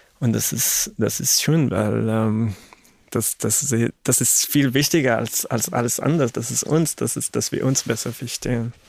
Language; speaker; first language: German; non-native, fluent; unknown